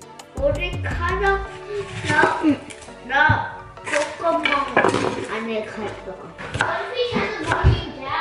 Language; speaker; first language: Korean; early bilingual, heritage; English